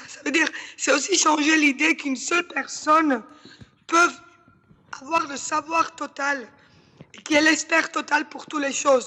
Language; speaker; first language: French; non-native, fluent; Spanish